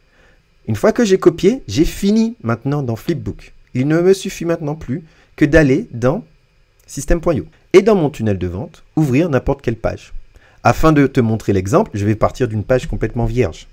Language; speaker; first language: French; native; French